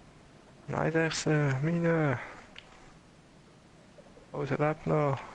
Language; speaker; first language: German; native; German